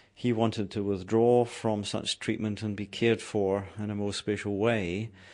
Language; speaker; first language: English; native; English